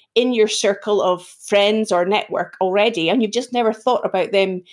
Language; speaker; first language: English; native; English